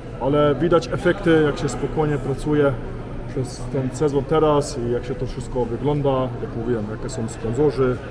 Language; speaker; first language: Polish; early bilingual, heritage; Polish